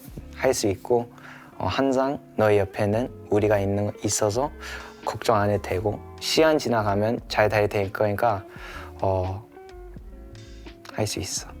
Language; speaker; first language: Korean; early bilingual, heritage; Korean